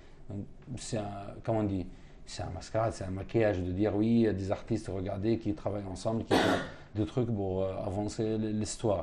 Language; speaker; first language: French; non-native, fluent; Arabic